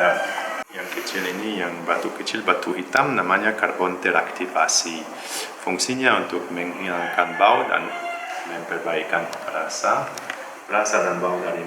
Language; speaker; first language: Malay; non-native, learner; Dutch